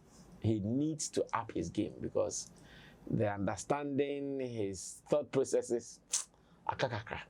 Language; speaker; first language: English; non-native, local second language; Akan